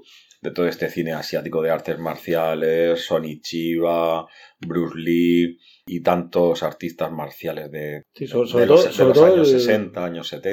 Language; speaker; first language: Spanish; native; Spanish